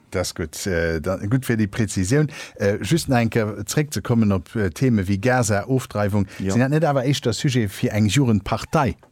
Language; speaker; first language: Luxembourgish; native; Luxembourgish